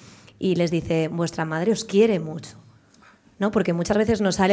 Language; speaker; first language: Spanish; native; Spanish